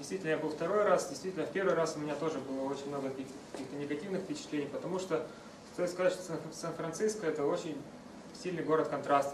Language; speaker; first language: Russian; native; Russian